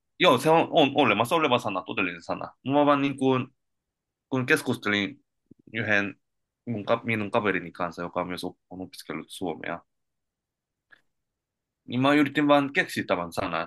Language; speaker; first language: Finnish; non-native, fluent; Korean